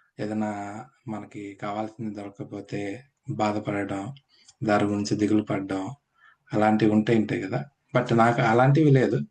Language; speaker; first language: Telugu; native; Telugu